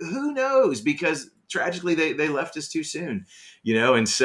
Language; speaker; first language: English; native; English